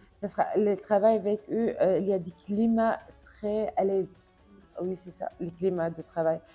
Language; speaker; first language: French; non-native, learner; Arabic